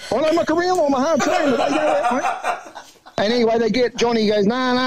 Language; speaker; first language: English; native; English